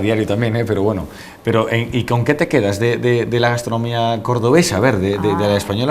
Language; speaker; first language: Spanish; native; Spanish